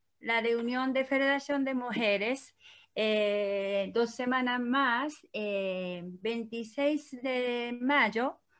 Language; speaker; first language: Spanish; non-native, learner; Korean